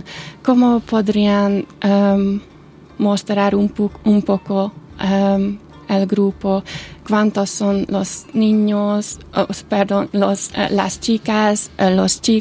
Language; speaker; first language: Spanish; non-native, learner; Hungarian